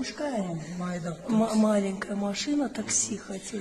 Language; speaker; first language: Russian; non-native, learner; Tajik